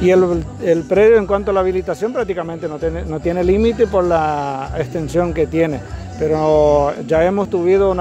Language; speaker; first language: Spanish; native; Spanish